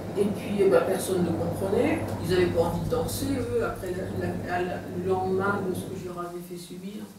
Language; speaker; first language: French; native; French